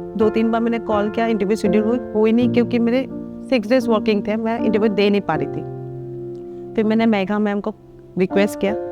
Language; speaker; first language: Hindi; non-native, local second language; Assamese